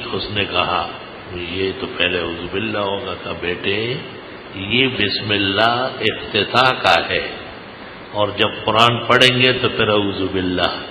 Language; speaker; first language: Urdu; non-native, local second language; Pashto